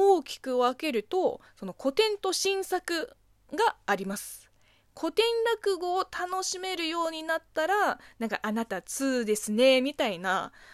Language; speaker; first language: Japanese; non-native, fluent; Chinese